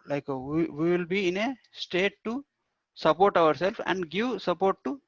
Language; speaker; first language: English; non-native, local second language; Telugu